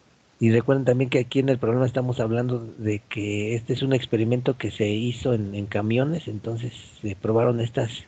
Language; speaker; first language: Spanish; native; Spanish